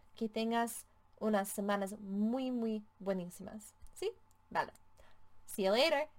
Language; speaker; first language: Spanish; non-native, fluent; English